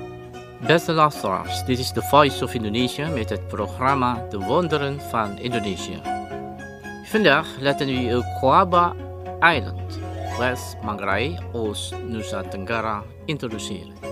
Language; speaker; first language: Dutch; non-native, learner; Indonesian